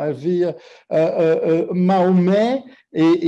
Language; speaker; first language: Portuguese; non-native, fluent; French